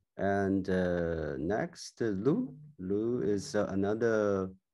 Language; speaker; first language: English; non-native, learner; Chinese